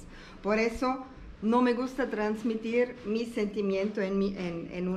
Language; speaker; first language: Spanish; non-native, learner; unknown